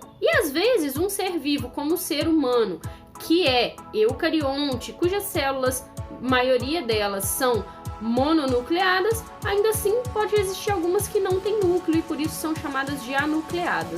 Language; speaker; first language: Portuguese; native; Portuguese